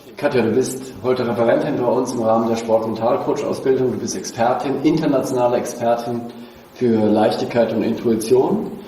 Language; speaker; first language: German; native; German